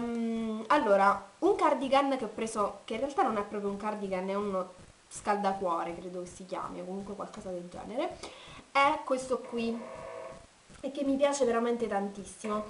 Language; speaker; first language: Italian; native; Italian